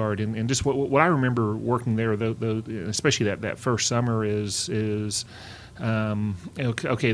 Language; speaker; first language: English; native; English